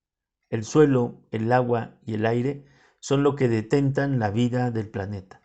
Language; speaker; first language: Spanish; native; Spanish